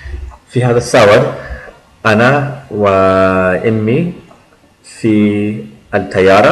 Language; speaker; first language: Arabic; non-native, learner; English